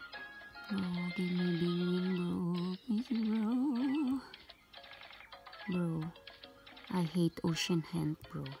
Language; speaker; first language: English; non-native, local second language; Cebuano